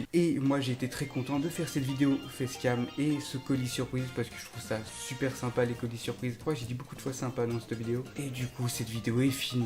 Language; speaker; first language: French; native; French